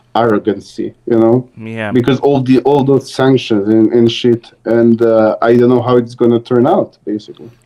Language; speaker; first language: English; non-native, fluent; Serbian